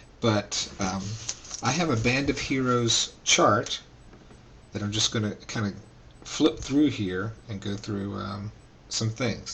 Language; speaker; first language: English; native; English